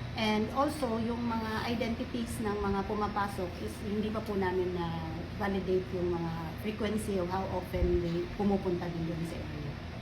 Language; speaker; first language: Filipino; non-native, local second language; Aklanon